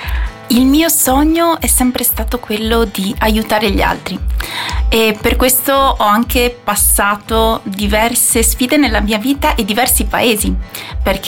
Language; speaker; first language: Italian; native; Italian